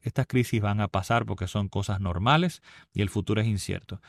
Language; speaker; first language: Spanish; native; Spanish